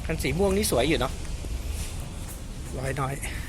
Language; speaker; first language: Thai; native; Thai